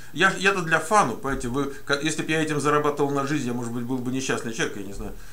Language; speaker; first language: Russian; native; Russian